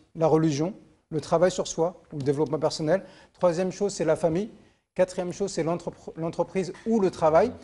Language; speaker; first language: French; native; French